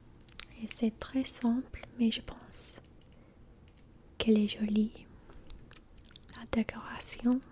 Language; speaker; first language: French; non-native, learner; English